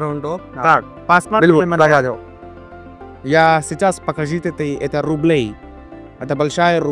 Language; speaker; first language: Russian; non-native, learner; Hindi